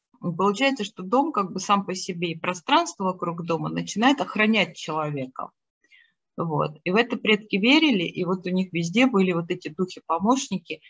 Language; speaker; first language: Russian; native; Russian